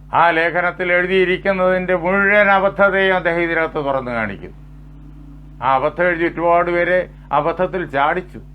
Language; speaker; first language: Malayalam; native; Malayalam